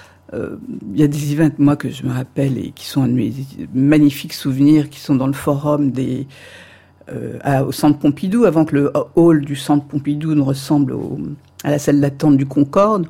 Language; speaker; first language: French; native; French